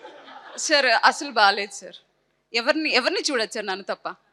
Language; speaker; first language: Telugu; native; Telugu